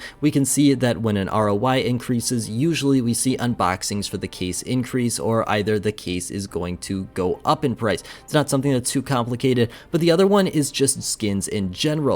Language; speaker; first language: English; native; English